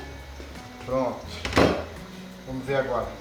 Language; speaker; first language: Portuguese; native; Portuguese